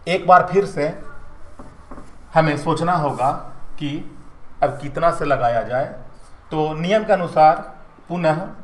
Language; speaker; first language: Hindi; native; Hindi